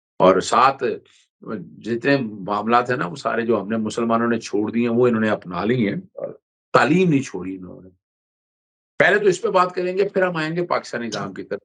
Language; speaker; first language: Urdu; non-native, local second language; Punjabi